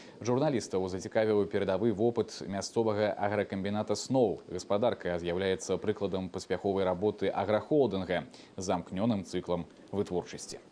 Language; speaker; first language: Belarusian; native; Belarusian